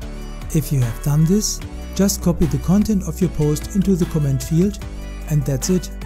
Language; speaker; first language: English; non-native, fluent; German